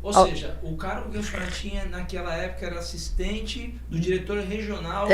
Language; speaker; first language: Portuguese; native; Portuguese